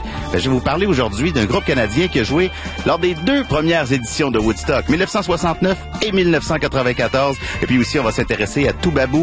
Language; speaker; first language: French; native; French